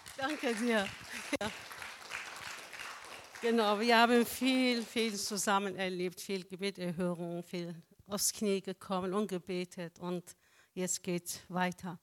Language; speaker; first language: German; non-native, fluent; Persian